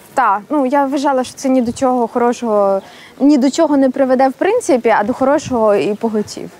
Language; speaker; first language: Ukrainian; native; Ukrainian